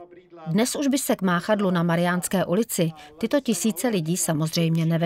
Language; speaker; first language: Czech; native; Czech